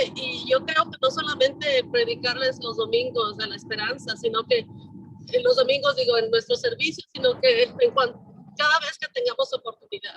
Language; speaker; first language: Spanish; native; Spanish